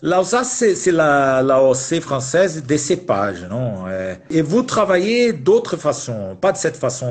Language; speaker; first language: French; non-native, fluent; Portuguese